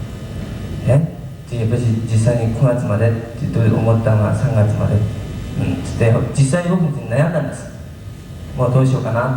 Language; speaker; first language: Japanese; native; Japanese